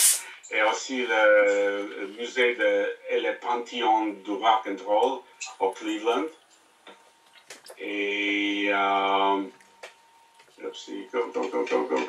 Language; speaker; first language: French; non-native, learner; English